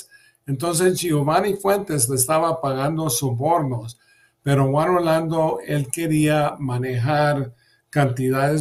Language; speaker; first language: Spanish; early bilingual, heritage; English